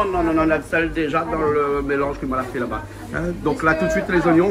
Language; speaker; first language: French; non-native, local second language; Réunion Creole French